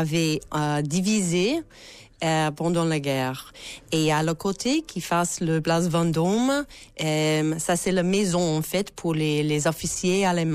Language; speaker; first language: French; non-native, learner; English